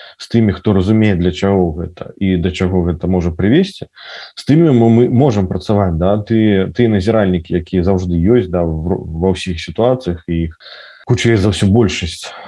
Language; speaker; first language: Belarusian; non-native, local second language; Russian